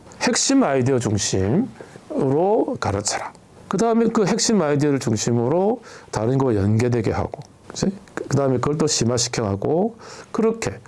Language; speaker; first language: Korean; native; Korean